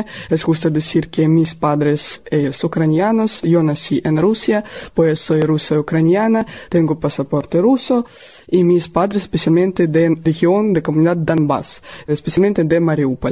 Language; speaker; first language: Spanish; non-native, learner; Russian